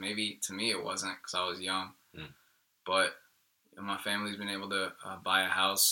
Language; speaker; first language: English; early bilingual, other home language; Spanish